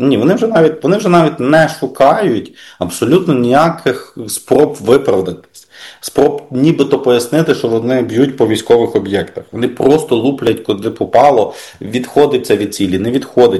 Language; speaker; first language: Ukrainian; native; Ukrainian